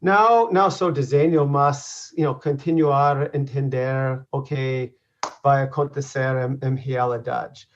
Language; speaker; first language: Portuguese; non-native, learner; English